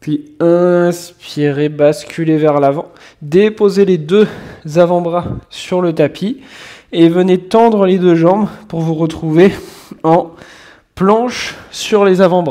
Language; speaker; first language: French; native; French